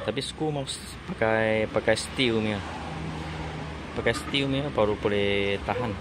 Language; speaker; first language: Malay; non-native, local second language; Chinese